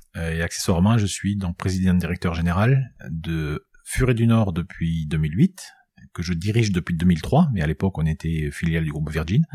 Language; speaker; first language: French; native; French